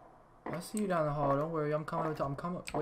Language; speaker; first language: English; native; English